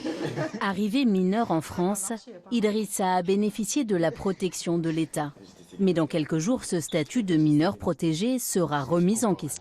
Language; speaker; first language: French; native; French